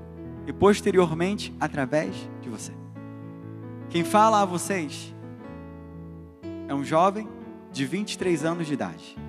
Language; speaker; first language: Portuguese; native; Portuguese